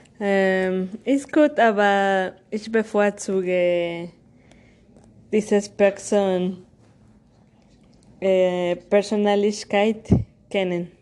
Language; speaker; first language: German; non-native, learner; Spanish